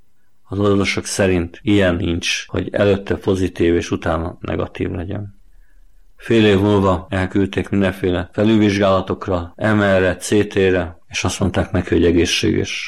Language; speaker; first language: Hungarian; native; Hungarian